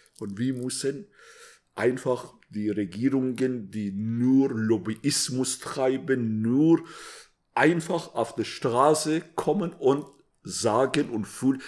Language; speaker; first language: German; non-native, fluent; Persian